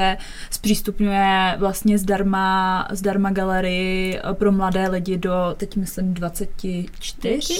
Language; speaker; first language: Czech; native; Czech